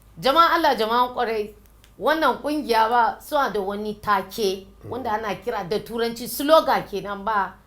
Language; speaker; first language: Hausa; non-native, local second language; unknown